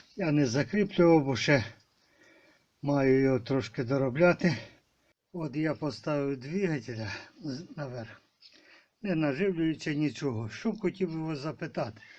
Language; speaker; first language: Ukrainian; native; Ukrainian